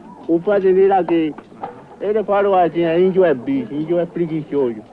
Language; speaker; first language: Portuguese; non-native, local second language; Kayapó